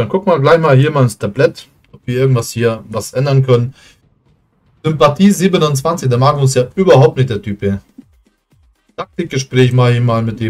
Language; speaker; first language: German; native; German